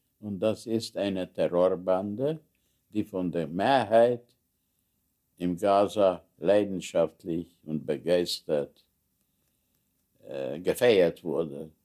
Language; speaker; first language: German; non-native, fluent; Hungarian